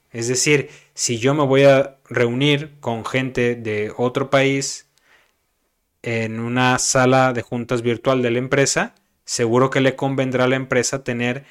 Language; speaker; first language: Spanish; native; Spanish